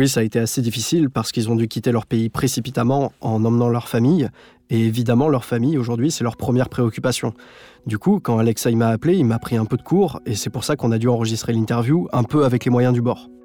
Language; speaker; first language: French; native; French